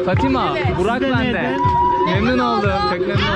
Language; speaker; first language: Turkish; native; Turkish